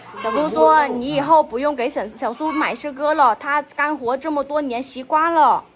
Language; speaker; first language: Chinese; non-native, fluent; Vietnamese